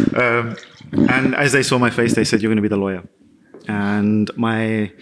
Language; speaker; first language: English; native; English